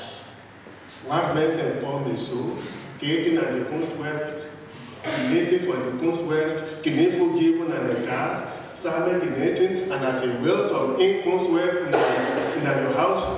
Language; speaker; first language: Dutch; non-native, learner; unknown